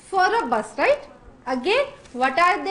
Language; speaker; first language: English; non-native, fluent; Gujarati